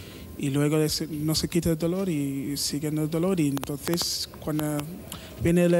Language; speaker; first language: Spanish; non-native, learner; English